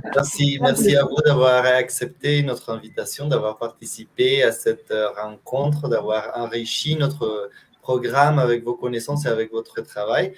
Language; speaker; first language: French; non-native, fluent; Spanish